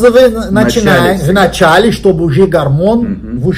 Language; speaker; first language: Russian; non-native, learner; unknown